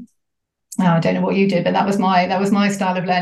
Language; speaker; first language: English; native; English